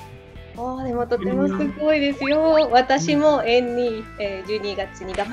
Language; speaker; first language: Japanese; non-native, learner; Spanish